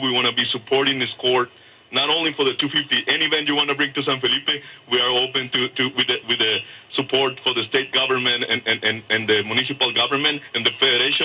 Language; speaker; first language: English; non-native, learner; Spanish